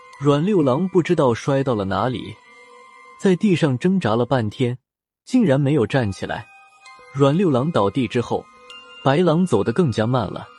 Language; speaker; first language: Chinese; native; Chinese